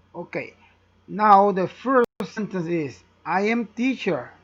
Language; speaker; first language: English; non-native, learner; Spanish